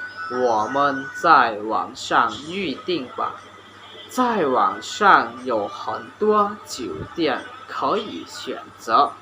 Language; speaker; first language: Chinese; non-native, learner; Hmong